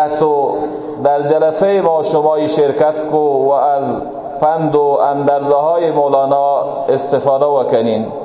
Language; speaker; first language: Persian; non-native, local second language; Baluchi